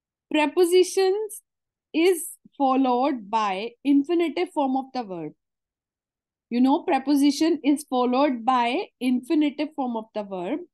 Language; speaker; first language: English; non-native, local second language; Hindi